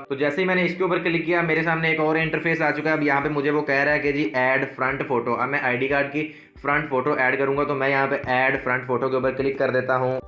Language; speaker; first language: Urdu; non-native, local second language; Punjabi